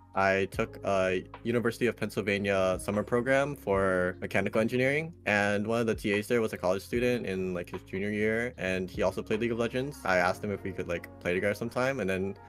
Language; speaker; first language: English; native; English